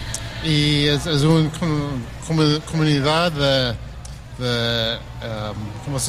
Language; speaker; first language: Spanish; early bilingual, heritage; English